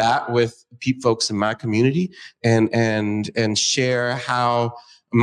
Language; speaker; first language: English; native; English